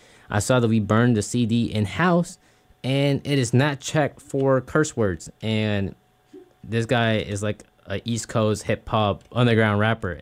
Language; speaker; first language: English; early bilingual, other home language; Spanish